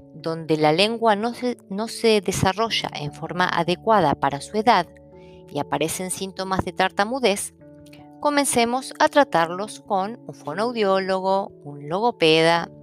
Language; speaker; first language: Spanish; early bilingual, other home language; Italian